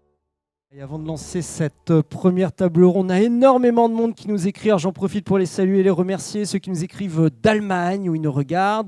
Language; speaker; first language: French; native; French